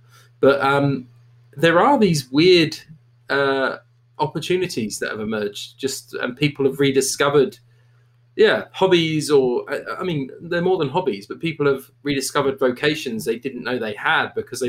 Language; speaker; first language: English; native; English